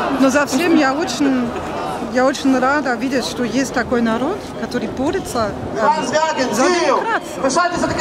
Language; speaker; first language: Russian; non-native, learner; German